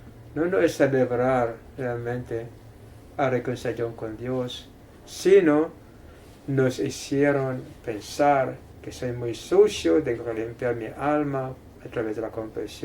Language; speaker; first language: Spanish; non-native, fluent; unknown